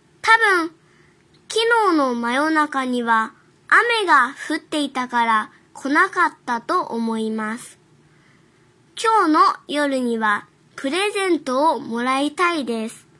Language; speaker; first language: Japanese; non-native, fluent; Chinese